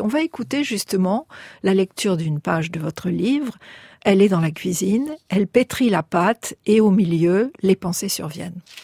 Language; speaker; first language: French; native; French